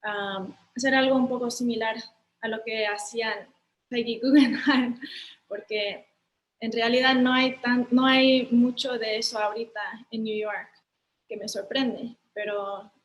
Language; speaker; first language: Spanish; early bilingual, heritage; Spanish